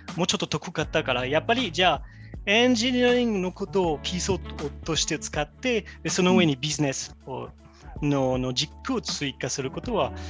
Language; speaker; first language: Japanese; non-native, fluent; French